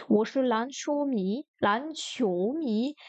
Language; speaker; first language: Chinese; non-native, learner; French